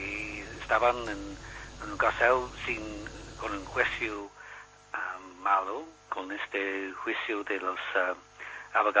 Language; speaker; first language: Spanish; non-native, learner; English